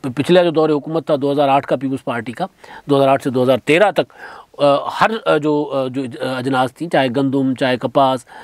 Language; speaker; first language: Urdu; non-native, local second language; Sindhi